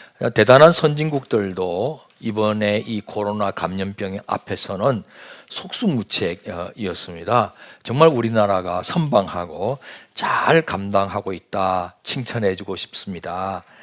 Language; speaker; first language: Korean; native; Korean